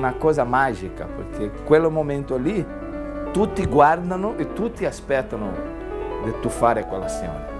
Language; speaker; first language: Italian; non-native, fluent; Portuguese